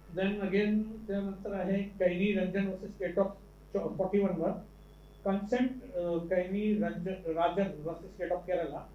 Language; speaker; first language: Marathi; non-native, local second language; Urdu